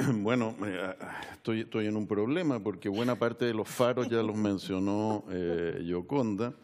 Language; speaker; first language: Spanish; native; Spanish